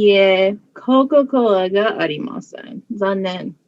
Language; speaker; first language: Japanese; non-native, fluent; English